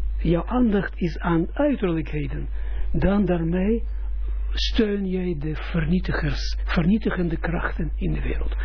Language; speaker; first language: Dutch; non-native, fluent; Russian